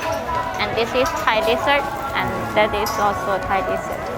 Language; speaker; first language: English; non-native, learner; Thai